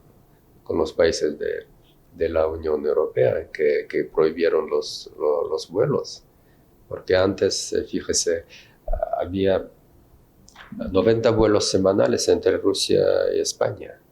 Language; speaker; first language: Spanish; non-native, fluent; Russian